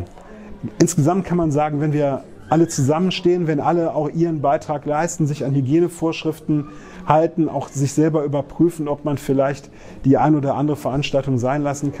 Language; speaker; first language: German; native; German